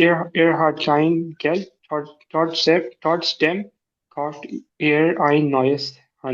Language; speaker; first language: German; non-native, learner; Urdu